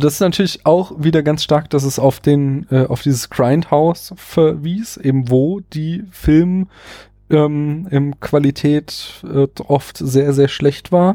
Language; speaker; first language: German; native; German